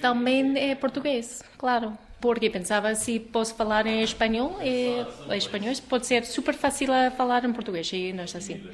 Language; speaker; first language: Portuguese; non-native, learner; English